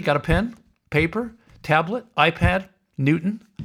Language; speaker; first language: English; native; English